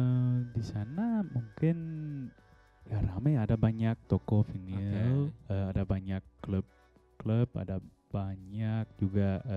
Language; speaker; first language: Indonesian; non-native, fluent; Dutch